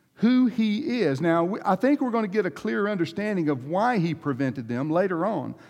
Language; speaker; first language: English; native; English